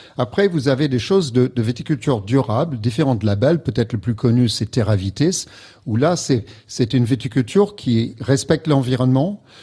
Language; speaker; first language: French; non-native, fluent; English